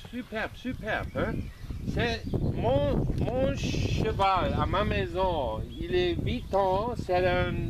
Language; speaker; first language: French; non-native, learner; German